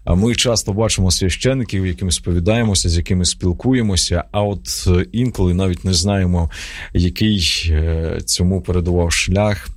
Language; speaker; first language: Ukrainian; native; Ukrainian